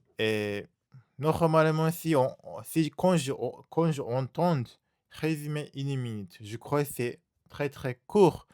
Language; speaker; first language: French; non-native, learner; Japanese